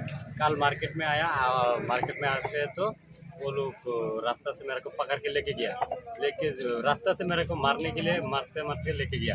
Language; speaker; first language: Hindi; non-native, local second language; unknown